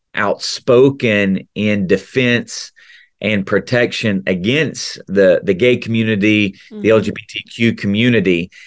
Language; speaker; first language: English; native; English